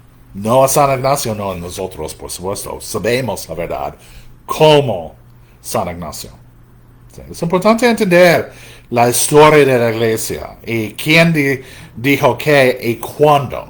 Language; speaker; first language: Spanish; non-native, fluent; English